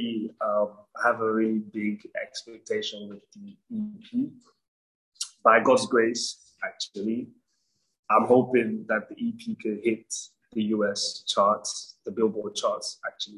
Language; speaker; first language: English; non-native, local second language; Igbo